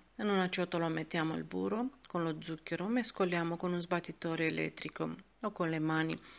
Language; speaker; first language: Italian; non-native, fluent; Romanian